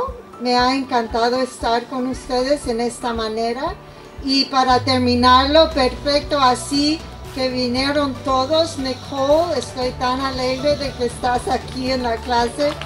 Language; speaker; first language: Spanish; non-native, fluent; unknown